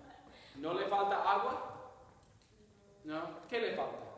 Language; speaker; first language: Spanish; non-native, fluent; English